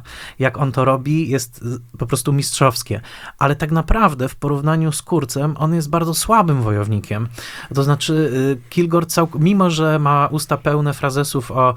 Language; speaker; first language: Polish; native; Polish